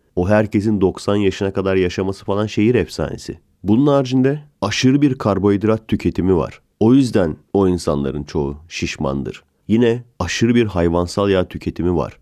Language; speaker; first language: Turkish; native; Turkish